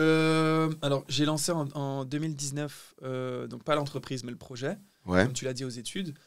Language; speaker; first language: French; native; French